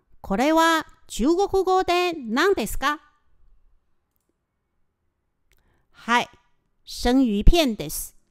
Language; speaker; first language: Japanese; non-native, fluent; Chinese